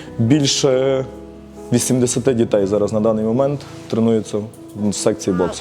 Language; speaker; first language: Ukrainian; native; Ukrainian